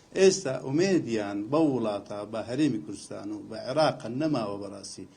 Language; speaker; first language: Central Kurdish; non-native, local second language; Assyrian Neo-Aramaic